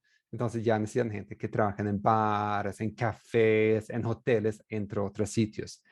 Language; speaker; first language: Spanish; non-native, fluent; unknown